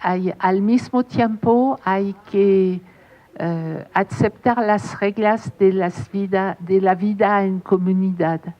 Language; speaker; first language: Spanish; non-native, fluent; French